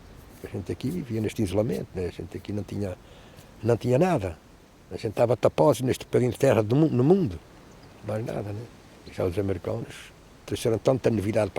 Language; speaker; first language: Portuguese; native; Portuguese